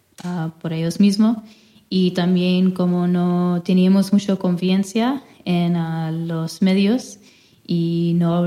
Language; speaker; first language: Spanish; non-native, fluent; English